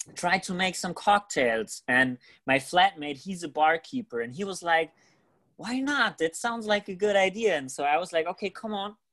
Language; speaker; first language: English; non-native, fluent; German